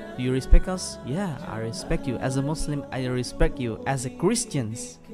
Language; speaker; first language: English; non-native, learner; Indonesian